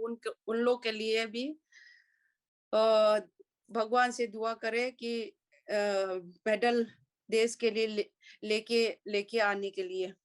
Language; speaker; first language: Hindi; non-native, local second language; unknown